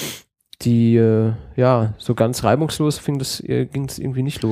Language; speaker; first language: German; native; German